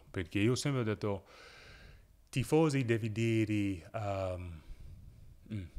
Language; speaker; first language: Italian; non-native, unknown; English